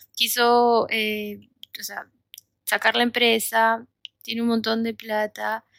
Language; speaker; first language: Spanish; native; Spanish